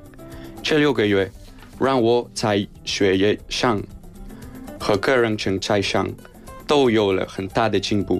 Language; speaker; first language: Chinese; non-native, learner; Spanish